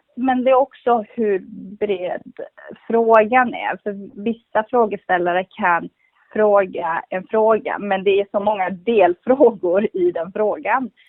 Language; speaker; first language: Swedish; early bilingual, other home language; Kurdish